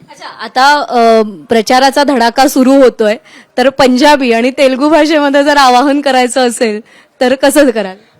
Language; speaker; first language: Marathi; native; Marathi